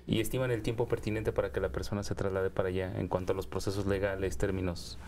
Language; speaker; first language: Spanish; native; Spanish